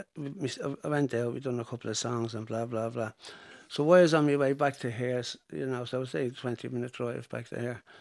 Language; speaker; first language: English; native; English